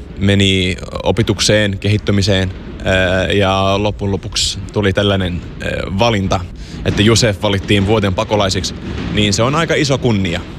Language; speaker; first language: Finnish; non-native, fluent; Arabic